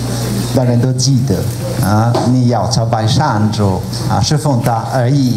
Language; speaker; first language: Chinese; non-native, fluent; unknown